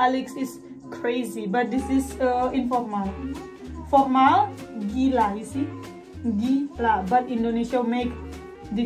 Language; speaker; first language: English; non-native, learner; Indonesian